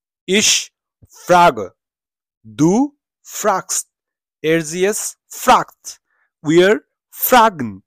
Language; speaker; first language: German; non-native, fluent; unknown